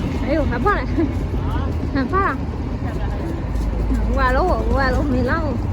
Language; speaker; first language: Chinese; non-native, learner; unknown